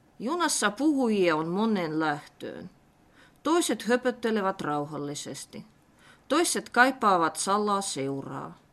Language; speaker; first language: Finnish; non-native, fluent; Russian